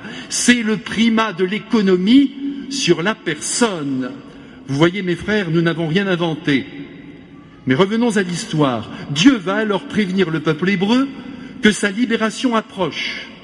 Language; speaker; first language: French; native; French